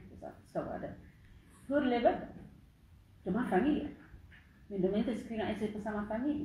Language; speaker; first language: Swedish; non-native, learner; Tigrinya